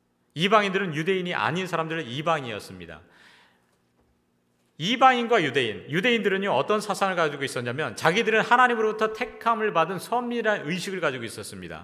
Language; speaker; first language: Korean; native; Korean